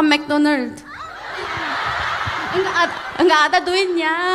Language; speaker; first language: Indonesian; non-native, fluent; Korean